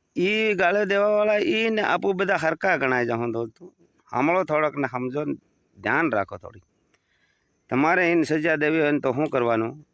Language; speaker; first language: Gujarati; non-native, local second language; Bhili